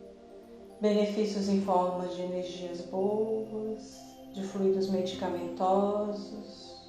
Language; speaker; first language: Portuguese; native; Portuguese